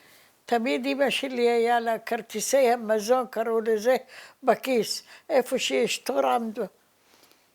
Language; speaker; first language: Hebrew; early bilingual, other home language; Arabic